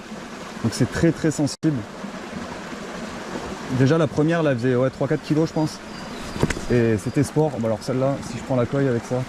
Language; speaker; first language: French; native; French